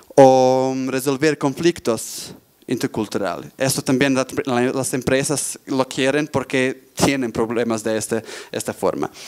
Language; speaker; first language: Spanish; non-native, fluent; Bosnian